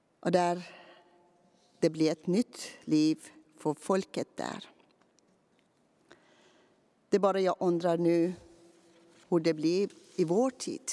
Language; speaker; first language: Swedish; non-native, fluent; Persian